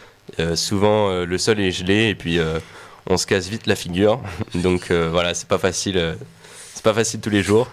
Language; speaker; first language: French; native; French